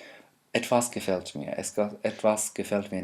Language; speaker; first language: German; non-native, fluent; English